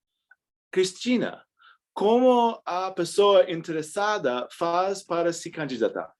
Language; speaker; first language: Portuguese; non-native, fluent; English